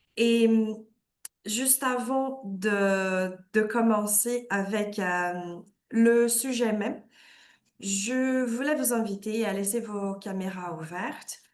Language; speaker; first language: French; non-native, fluent; Portuguese